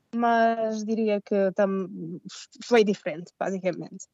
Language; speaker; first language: Portuguese; native; Portuguese